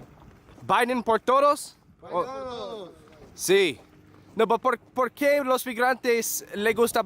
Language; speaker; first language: Spanish; non-native, learner; English